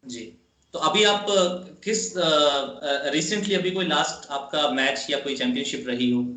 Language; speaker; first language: Hindi; native; Hindi